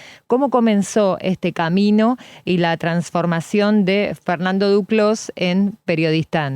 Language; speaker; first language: Spanish; native; Spanish